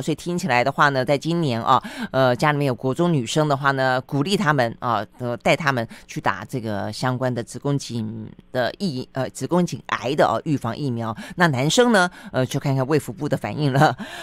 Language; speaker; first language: Chinese; native; Chinese